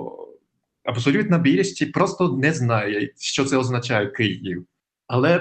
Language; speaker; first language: Ukrainian; non-native, fluent; Japanese